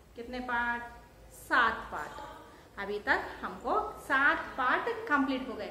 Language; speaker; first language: Hindi; non-native, local second language; Telugu